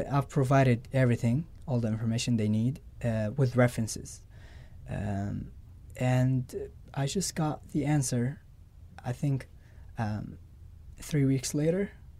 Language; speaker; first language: English; non-native, fluent; Arabic